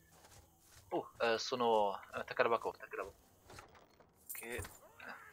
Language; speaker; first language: Japanese; non-native, learner; French